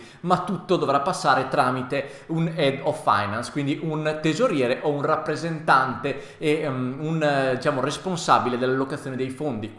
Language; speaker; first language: Italian; native; Italian